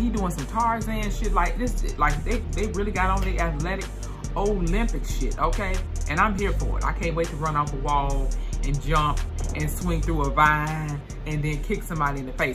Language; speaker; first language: English; native; English